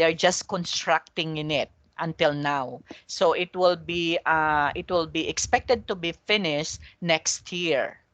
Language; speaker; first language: English; non-native, local second language; Filipino